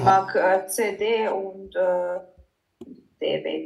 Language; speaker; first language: German; non-native, learner; Croatian